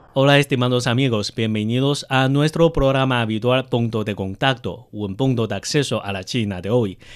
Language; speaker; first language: Spanish; non-native, fluent; Chinese